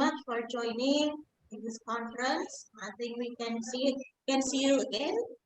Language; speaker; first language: English; non-native, fluent; Indonesian